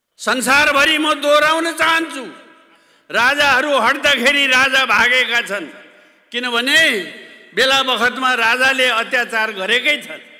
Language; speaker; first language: Nepali; native; Nepali